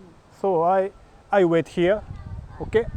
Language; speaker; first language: English; non-native, learner; Japanese